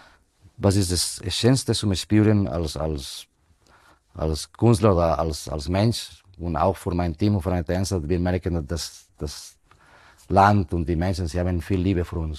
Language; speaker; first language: German; non-native, fluent; Spanish